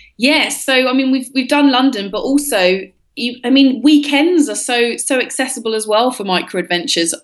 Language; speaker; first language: English; native; English